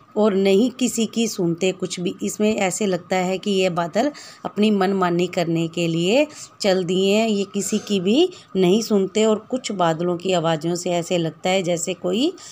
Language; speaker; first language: Hindi; native; Hindi